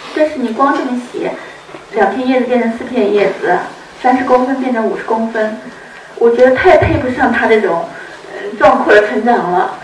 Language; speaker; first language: Chinese; native; Chinese